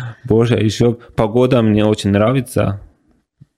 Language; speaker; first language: Russian; non-native, learner; Persian